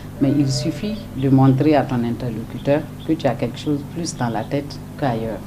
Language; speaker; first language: French; non-native, local second language; Mossi